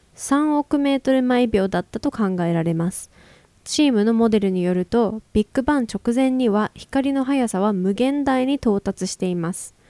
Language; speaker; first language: Japanese; native; Japanese